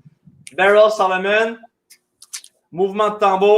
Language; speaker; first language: French; native; French